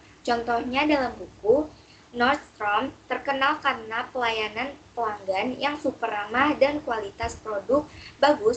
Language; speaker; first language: Indonesian; native; Indonesian